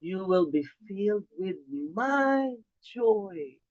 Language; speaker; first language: English; non-native, local second language; Filipino